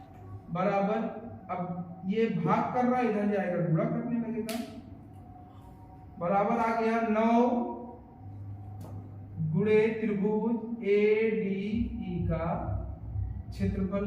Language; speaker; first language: Hindi; native; Hindi